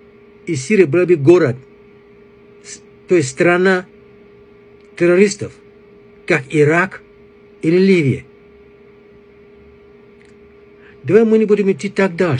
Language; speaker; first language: Russian; non-native, fluent; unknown